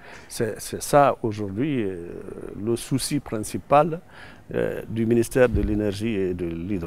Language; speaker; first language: French; non-native, local second language; Susu